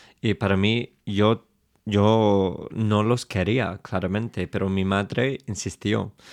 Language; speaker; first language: Spanish; non-native, fluent; English